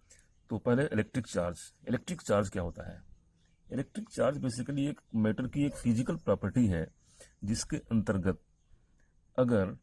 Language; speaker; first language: Hindi; native; Hindi